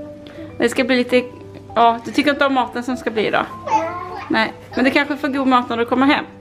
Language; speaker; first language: Swedish; native; Swedish